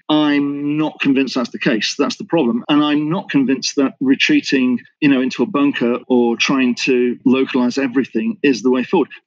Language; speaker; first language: English; native; English